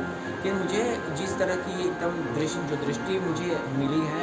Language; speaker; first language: Hindi; non-native, fluent; Polish